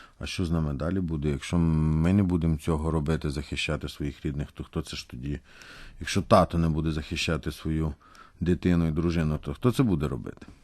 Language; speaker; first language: Ukrainian; native; Ukrainian